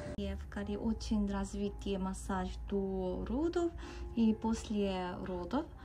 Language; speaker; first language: Russian; non-native, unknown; Korean